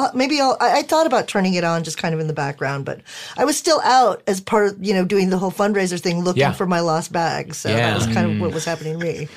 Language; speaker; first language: English; early bilingual, other home language; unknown